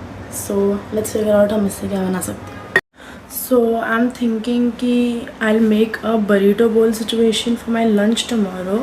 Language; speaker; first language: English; non-native, local second language; Hindi